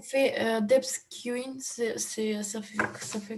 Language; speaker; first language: French; non-native, fluent; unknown